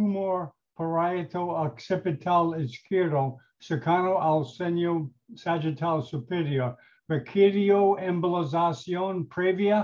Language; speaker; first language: Spanish; non-native, learner; English